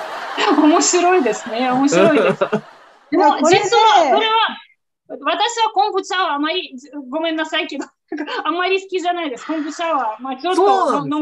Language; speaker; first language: Japanese; non-native, fluent; Russian